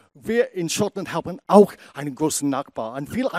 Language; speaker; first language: German; non-native, fluent; English